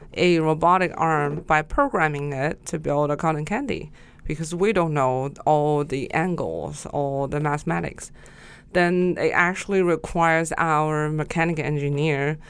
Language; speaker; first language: English; non-native, fluent; Chinese